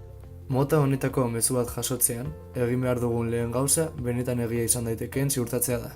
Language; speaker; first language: Basque; non-native, local second language; Spanish